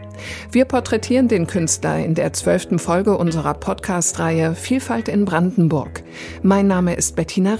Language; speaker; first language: German; native; German